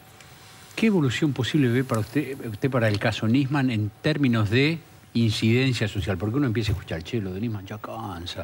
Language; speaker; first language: Spanish; native; Spanish